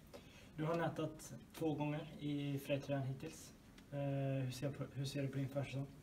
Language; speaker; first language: Swedish; native; Swedish